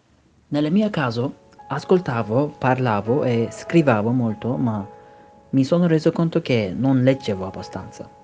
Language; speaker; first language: Italian; non-native, learner; Turkish